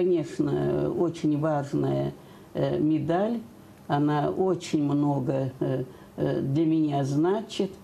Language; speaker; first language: Russian; native; Russian